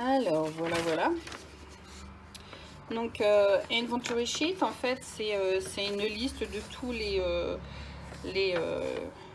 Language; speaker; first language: French; native; French